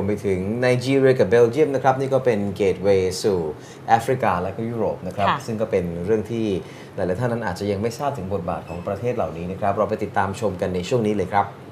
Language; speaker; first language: Thai; native; Thai